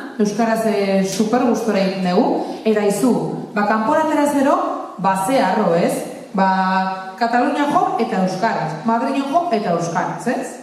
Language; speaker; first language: Basque; native; Basque